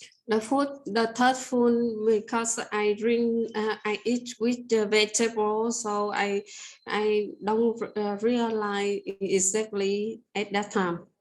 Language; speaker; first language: English; non-native, learner; Vietnamese